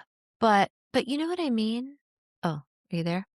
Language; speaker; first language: English; native; English